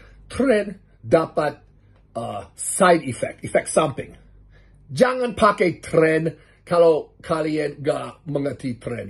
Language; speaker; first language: Indonesian; non-native, learner; English